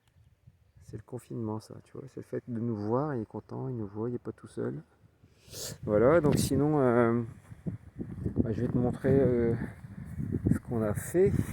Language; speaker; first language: French; native; French